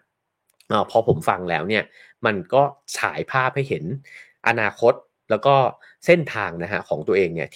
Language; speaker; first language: Thai; native; Thai